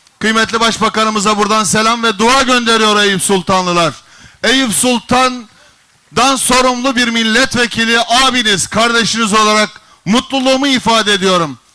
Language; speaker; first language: Turkish; native; Turkish